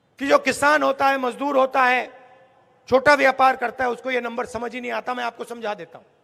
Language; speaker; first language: Hindi; native; Hindi